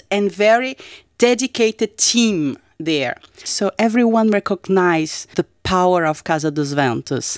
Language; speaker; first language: English; non-native, fluent; Portuguese